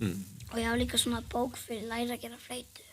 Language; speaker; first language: Icelandic; early bilingual, other home language; Portuguese